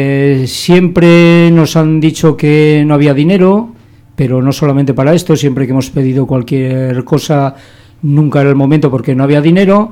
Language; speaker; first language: Spanish; native; Spanish